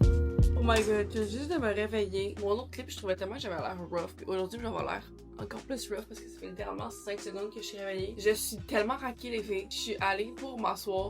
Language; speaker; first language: French; native; French